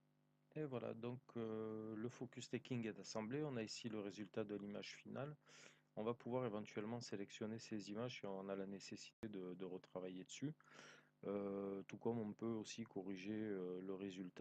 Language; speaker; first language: French; native; French